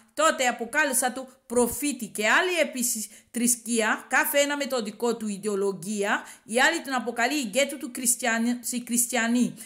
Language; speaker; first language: Greek; non-native, learner; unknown